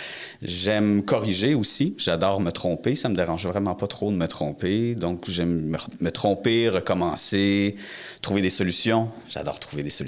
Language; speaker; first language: French; native; French